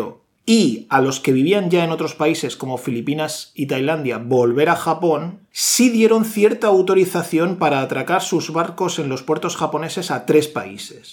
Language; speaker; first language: Spanish; native; Spanish